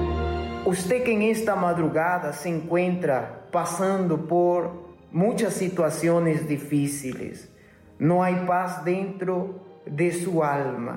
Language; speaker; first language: Spanish; non-native, fluent; Portuguese